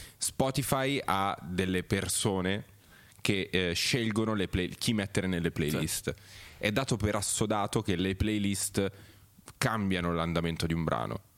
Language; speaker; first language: Italian; native; Italian